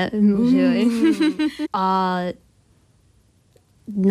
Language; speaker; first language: Japanese; non-native, learner; English